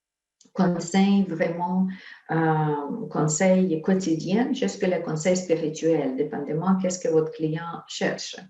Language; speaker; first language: French; non-native, fluent; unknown